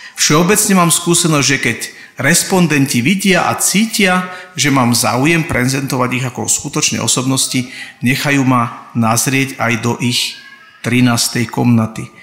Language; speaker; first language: Slovak; native; Slovak